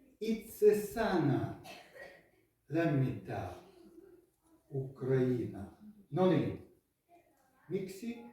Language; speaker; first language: Finnish; non-native, learner; Ukrainian